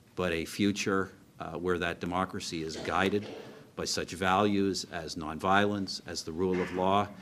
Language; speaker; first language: English; native; English